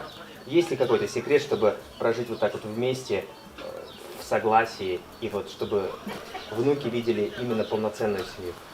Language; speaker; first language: Russian; native; Russian